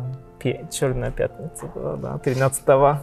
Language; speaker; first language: Russian; non-native, learner; Japanese